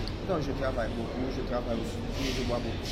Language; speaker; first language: French; non-native, learner; Haitian Creole